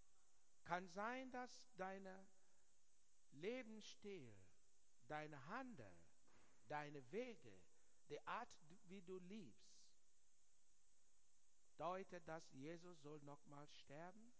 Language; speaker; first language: German; non-native, learner; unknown